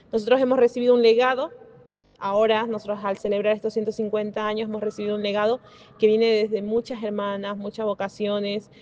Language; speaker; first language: Spanish; native; Spanish